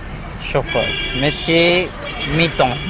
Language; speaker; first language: French; non-native, fluent; Tamil